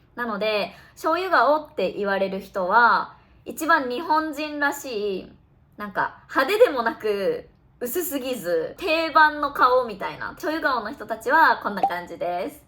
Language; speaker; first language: Japanese; native; Japanese